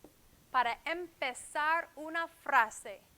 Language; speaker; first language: Spanish; non-native, fluent; English